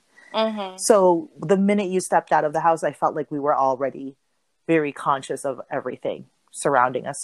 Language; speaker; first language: English; non-native, local second language; Filipino